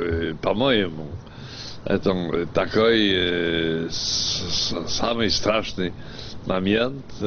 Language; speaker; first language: Russian; non-native, fluent; Polish